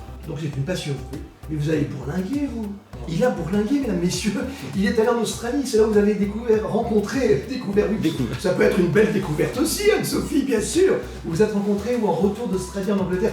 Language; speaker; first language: French; native; French